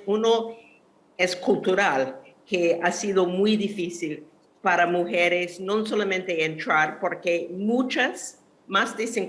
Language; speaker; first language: Spanish; non-native, fluent; English